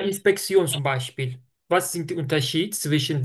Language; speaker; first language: German; non-native, fluent; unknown